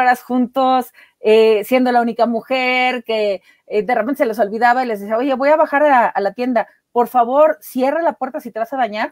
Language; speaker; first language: Spanish; native; Spanish